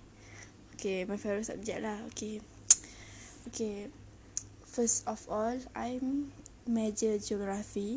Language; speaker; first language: English; non-native, learner; Malay